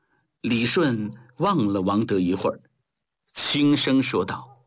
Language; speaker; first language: Chinese; native; Chinese